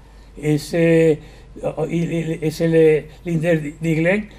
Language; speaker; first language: French; non-native, learner; Spanish